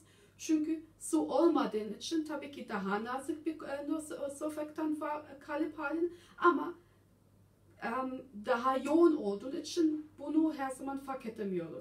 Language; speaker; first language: Turkish; early bilingual, heritage; German